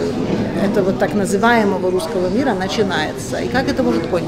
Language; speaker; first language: Russian; non-native, fluent; Polish